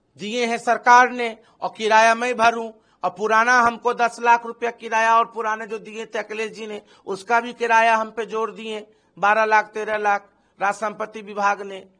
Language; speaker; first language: Hindi; native; Hindi